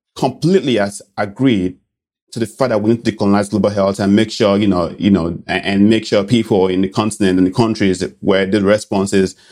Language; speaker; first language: English; non-native, local second language; Bini